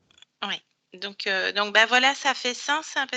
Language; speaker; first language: French; native; French